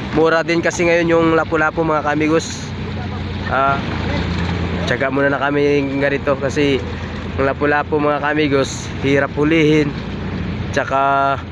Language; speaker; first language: Filipino; non-native, local second language; Cebuano